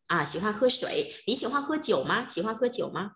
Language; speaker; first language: Chinese; non-native, fluent; Vietnamese